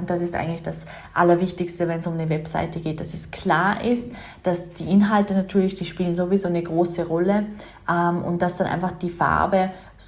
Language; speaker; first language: German; native; German